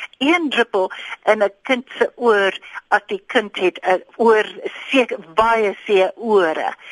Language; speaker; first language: Afrikaans; non-native, local second language; English